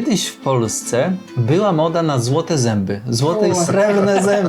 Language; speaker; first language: Polish; native; Polish